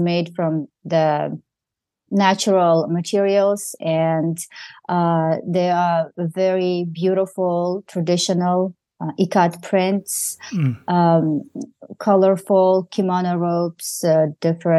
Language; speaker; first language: English; non-native, fluent; Russian